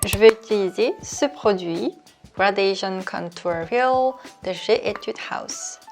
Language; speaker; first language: French; non-native, fluent; Korean